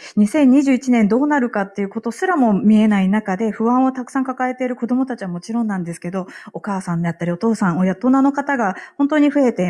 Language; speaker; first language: Japanese; native; Japanese